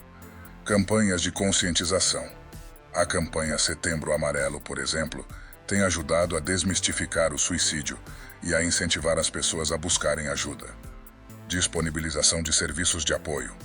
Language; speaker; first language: Portuguese; native; Portuguese